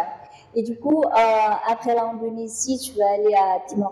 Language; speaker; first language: French; non-native, fluent; Indonesian